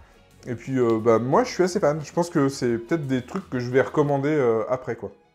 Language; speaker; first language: French; native; French